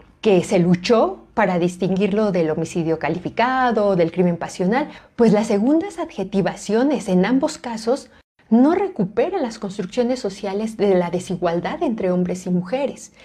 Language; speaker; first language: Spanish; native; Spanish